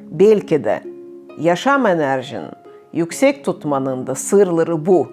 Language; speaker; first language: Turkish; non-native, fluent; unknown